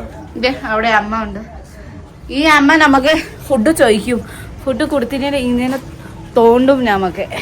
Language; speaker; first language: Malayalam; non-native, learner; Nepali